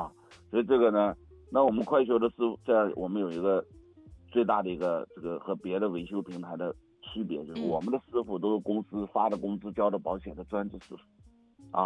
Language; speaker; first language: Chinese; native; Chinese